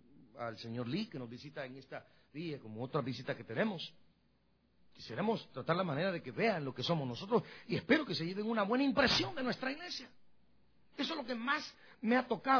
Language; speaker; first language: Spanish; native; Spanish